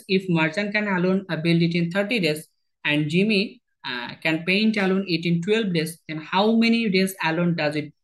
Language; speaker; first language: English; non-native, local second language; Bangla